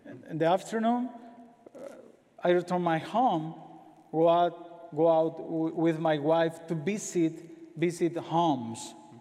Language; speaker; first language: English; non-native, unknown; Spanish